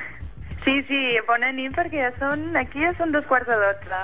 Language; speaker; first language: Catalan; native; Catalan